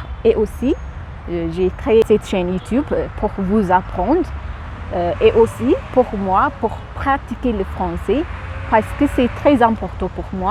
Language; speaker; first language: French; non-native, fluent; Amharic